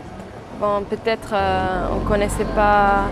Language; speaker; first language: French; non-native, fluent; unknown